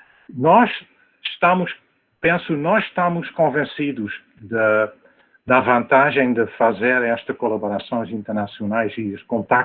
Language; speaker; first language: Portuguese; non-native, fluent; Dutch